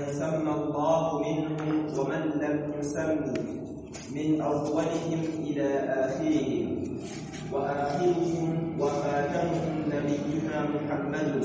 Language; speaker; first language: Arabic; non-native, fluent; Swahili